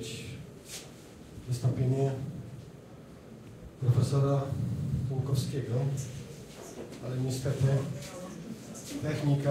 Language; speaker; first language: Polish; native; Polish